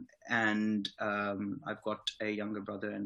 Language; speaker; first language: English; non-native, local second language; Urdu